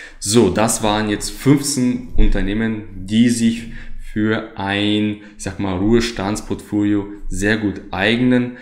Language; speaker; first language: German; native; German